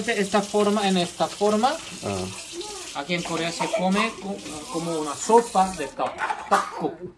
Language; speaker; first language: Spanish; non-native, fluent; Korean